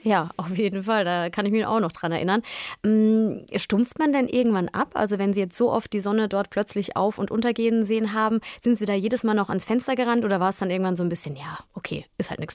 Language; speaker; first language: German; native; German